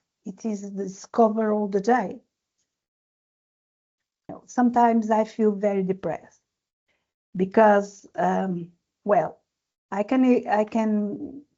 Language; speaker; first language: English; non-native, learner; Portuguese